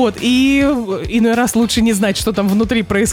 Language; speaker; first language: Russian; native; Russian